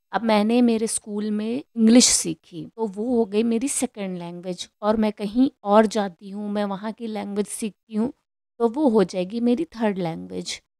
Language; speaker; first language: Hindi; native; Hindi